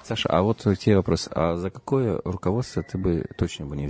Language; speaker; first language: Russian; native; Russian